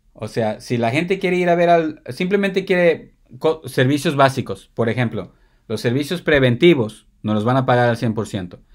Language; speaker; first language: Spanish; early bilingual, heritage; Spanish